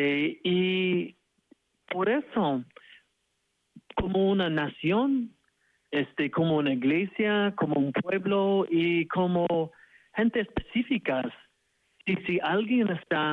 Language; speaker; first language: Spanish; non-native, fluent; English